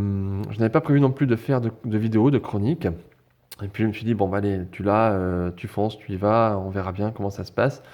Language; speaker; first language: French; native; French